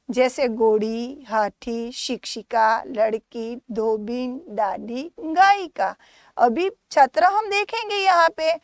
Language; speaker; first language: Hindi; non-native, local second language; Gujarati